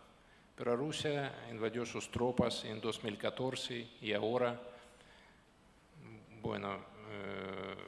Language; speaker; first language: Spanish; non-native, fluent; Ukrainian